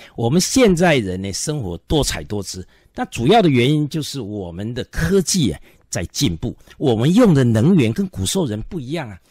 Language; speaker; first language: Chinese; native; Chinese